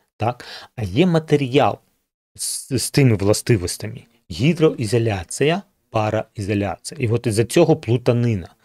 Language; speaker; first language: Ukrainian; non-native, local second language; Russian